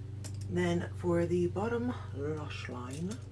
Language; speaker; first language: English; native; English